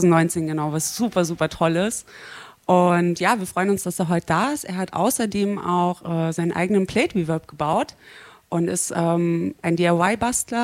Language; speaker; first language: German; native; German